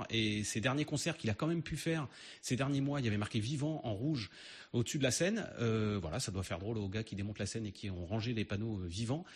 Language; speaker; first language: French; native; French